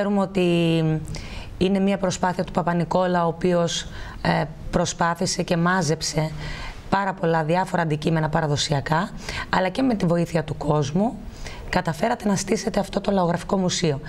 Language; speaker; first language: Greek; native; Greek